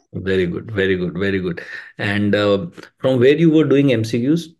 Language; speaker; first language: English; non-native, local second language; Hindi